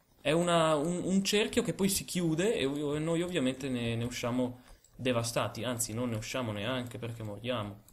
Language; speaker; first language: Italian; native; Italian